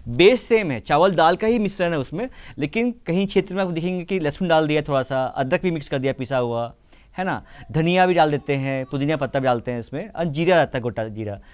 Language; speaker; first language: Hindi; native; Hindi